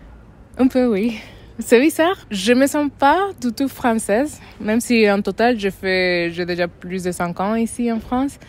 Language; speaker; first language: French; non-native, fluent; Spanish